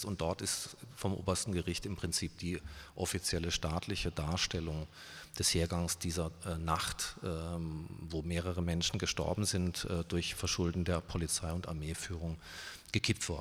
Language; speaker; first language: German; native; German